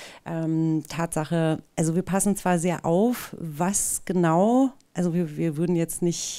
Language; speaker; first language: German; native; German